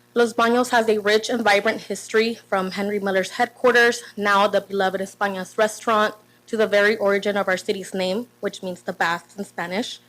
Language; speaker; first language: English; non-native, fluent; Spanish